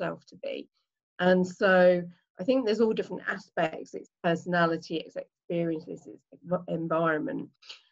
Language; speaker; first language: English; native; English